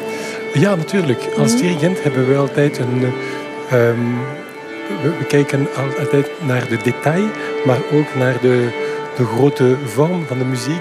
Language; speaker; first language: Dutch; non-native, local second language; French